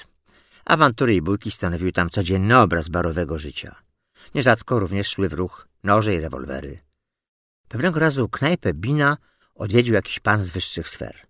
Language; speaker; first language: Polish; native; Polish